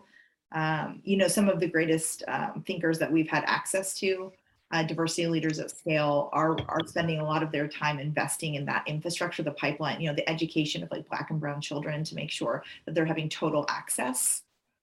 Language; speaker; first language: English; native; English